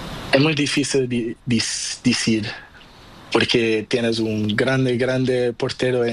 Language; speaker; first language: Spanish; non-native, learner; Portuguese